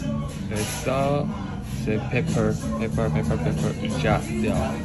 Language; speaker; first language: French; non-native, learner; Korean